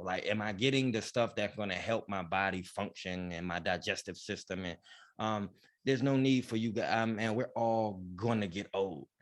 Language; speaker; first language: English; native; English